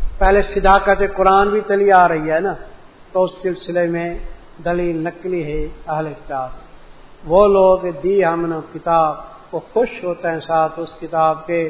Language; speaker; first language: Urdu; non-native, local second language; Punjabi